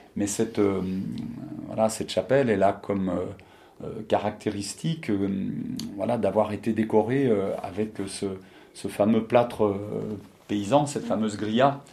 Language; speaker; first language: French; native; French